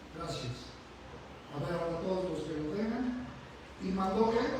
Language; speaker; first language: Spanish; native; Spanish